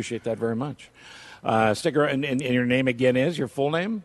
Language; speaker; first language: English; native; English